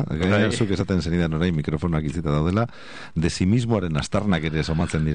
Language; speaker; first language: Basque; native; Basque